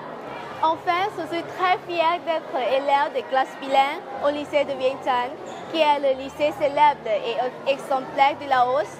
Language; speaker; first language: French; non-native, fluent; Lao